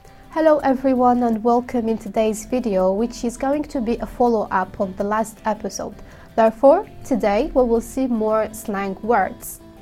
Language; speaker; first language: English; non-native, fluent; Arabic